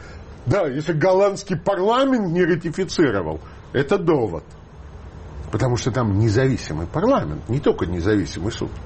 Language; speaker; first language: Russian; native; Russian